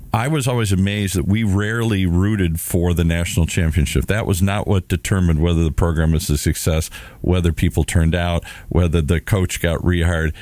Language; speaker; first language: English; native; English